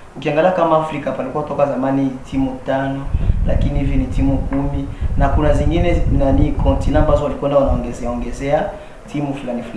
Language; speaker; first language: Swahili; native; Swahili